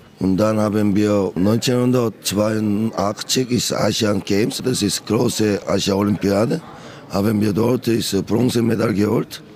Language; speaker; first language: German; non-native, learner; Korean